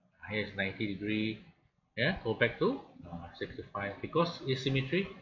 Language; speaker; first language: English; non-native, local second language; Malay